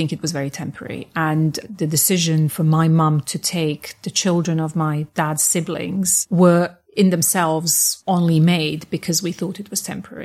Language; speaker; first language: English; non-native, fluent; Bosnian